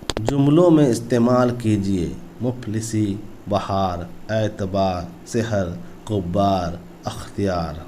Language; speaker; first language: Urdu; native; Urdu